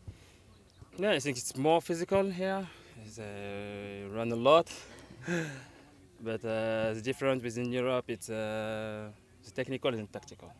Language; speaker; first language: English; non-native, learner; French